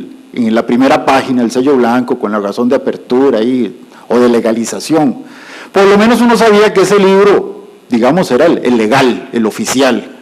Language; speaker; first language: Spanish; native; Spanish